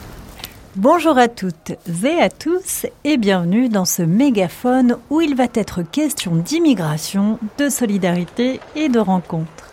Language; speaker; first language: French; native; French